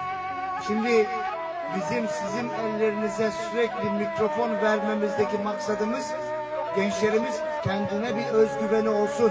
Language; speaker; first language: Turkish; native; Turkish